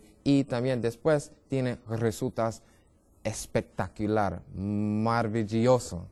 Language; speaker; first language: Spanish; non-native, learner; English